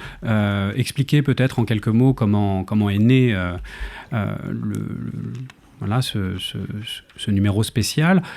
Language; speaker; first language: French; native; French